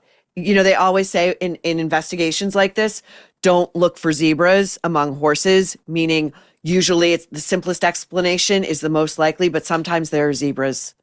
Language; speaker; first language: English; native; English